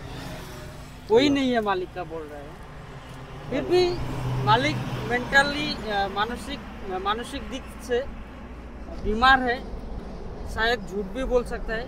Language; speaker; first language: Hindi; non-native, local second language; Bangla